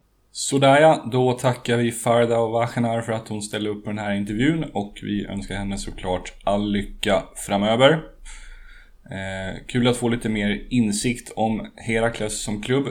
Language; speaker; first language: Swedish; native; Swedish